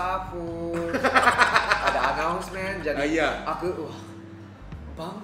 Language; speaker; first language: Indonesian; non-native, fluent; Japanese